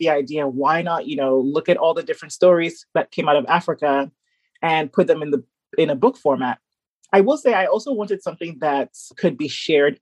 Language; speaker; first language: English; native; English